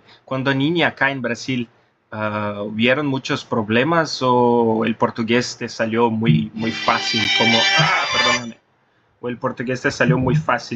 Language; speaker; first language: Spanish; non-native, fluent; Portuguese